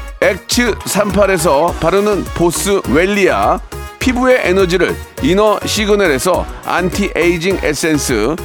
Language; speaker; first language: Korean; native; Korean